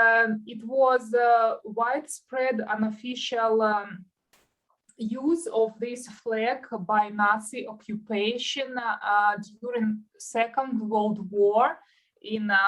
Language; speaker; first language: English; non-native, fluent; Belarusian